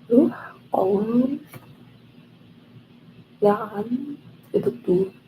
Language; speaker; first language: Arabic; non-native, learner; English